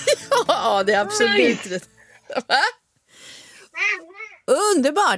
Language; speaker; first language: Swedish; native; Swedish